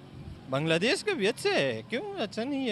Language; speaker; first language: Hindi; non-native, local second language; Pashto